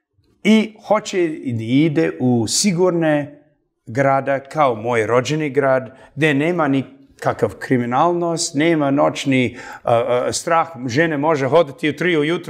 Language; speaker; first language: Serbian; early bilingual, heritage; English